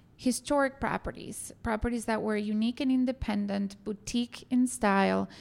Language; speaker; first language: English; non-native, fluent; Spanish